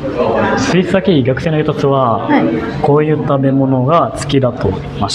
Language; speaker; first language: Japanese; non-native, fluent; Indonesian